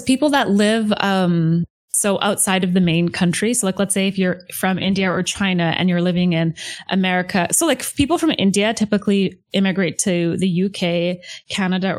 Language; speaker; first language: English; native; English